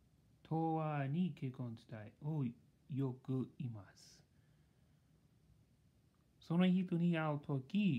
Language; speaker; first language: Japanese; non-native, learner; English